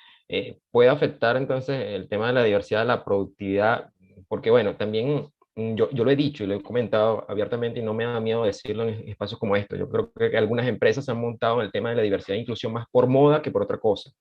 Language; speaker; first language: Spanish; native; Spanish